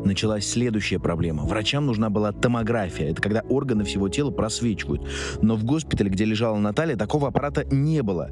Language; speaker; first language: Russian; native; Russian